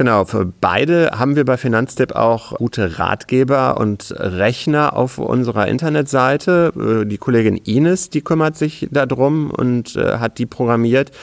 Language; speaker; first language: German; native; German